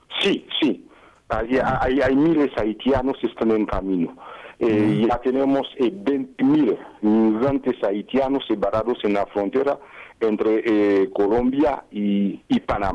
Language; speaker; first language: Spanish; non-native, fluent; Haitian Creole